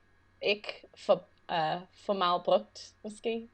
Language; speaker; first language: Danish; non-native, learner; English